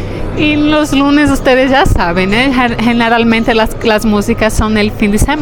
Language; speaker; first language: Spanish; non-native, fluent; Portuguese